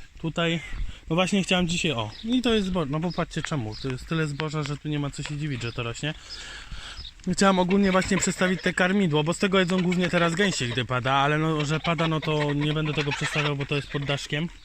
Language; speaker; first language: Polish; native; Polish